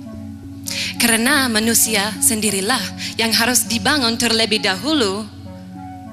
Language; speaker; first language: Malay; non-native, fluent; English